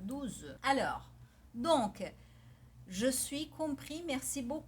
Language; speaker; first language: French; non-native, fluent; Portuguese